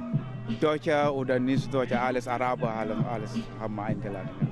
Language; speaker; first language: German; non-native, learner; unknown